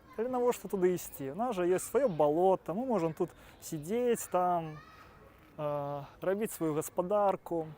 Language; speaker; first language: Belarusian; non-native, local second language; Russian